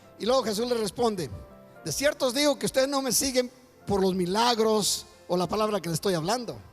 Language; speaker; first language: Spanish; native; Spanish